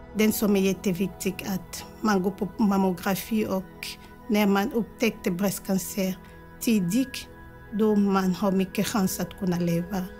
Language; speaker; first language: Swedish; non-native, fluent; Lingala